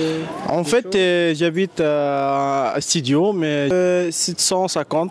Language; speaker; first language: French; non-native, learner; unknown